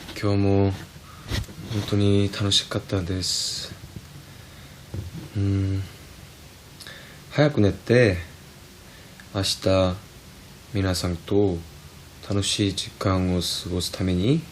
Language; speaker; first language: Japanese; non-native, fluent; Korean